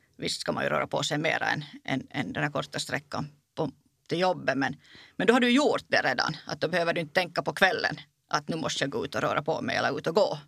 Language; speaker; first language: Swedish; native; Swedish